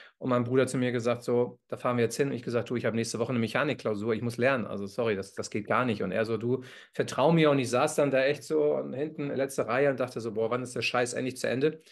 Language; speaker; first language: German; native; German